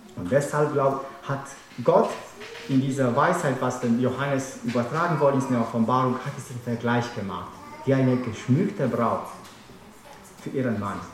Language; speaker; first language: German; non-native, fluent; Romanian